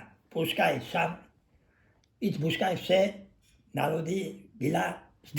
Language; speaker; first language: Russian; non-native, learner; Georgian